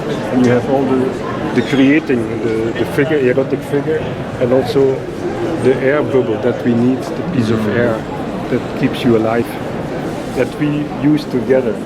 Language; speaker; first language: English; non-native, learner; French